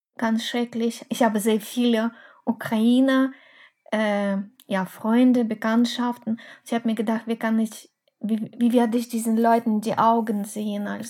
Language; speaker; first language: German; non-native, fluent; Russian